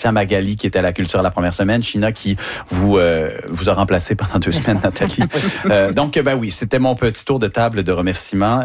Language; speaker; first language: French; native; French